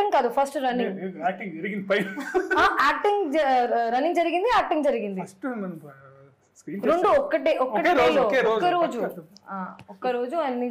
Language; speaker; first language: Telugu; non-native, fluent; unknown